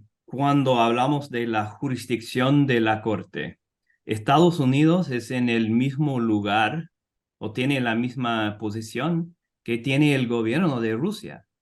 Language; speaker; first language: Spanish; non-native, fluent; English